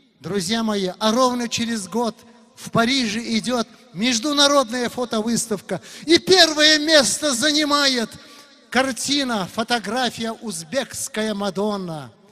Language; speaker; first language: Russian; non-native, local second language; Uzbek